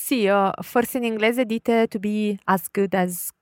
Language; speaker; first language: Italian; native; Italian